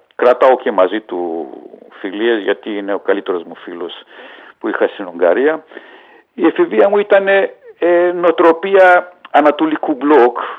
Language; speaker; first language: Greek; early bilingual, heritage; Greek